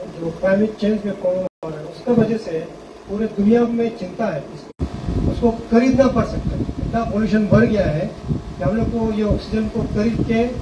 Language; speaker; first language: Hindi; non-native, local second language; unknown